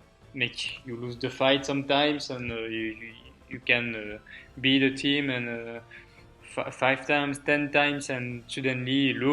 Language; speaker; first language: English; non-native, learner; French